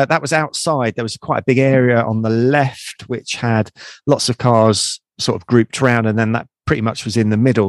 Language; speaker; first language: English; native; English